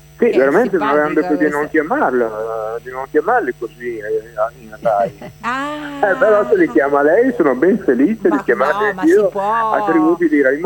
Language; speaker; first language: Italian; native; Italian